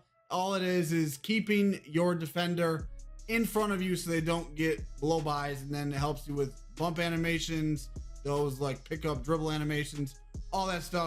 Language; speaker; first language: English; native; English